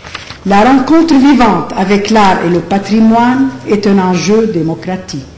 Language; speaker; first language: French; non-native, local second language; Arabic